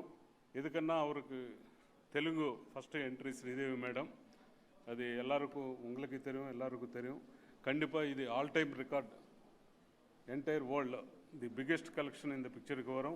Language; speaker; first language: Tamil; non-native, learner; Telugu